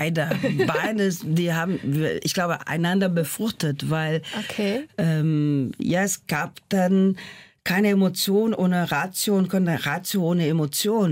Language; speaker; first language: German; non-native, fluent; Portuguese